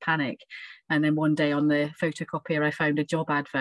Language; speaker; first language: English; native; English